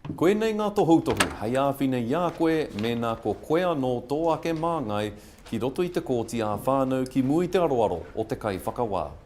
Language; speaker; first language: Māori; non-native, local second language; English